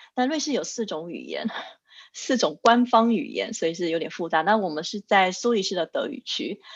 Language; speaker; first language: Chinese; native; Chinese